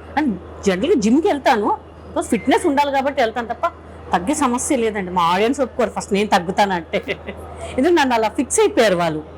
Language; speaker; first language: Telugu; non-native, local second language; Hindi